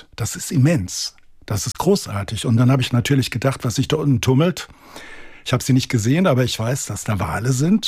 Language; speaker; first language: German; native; German